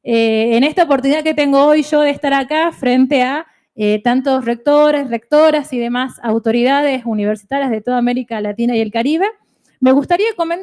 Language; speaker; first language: Spanish; native; Spanish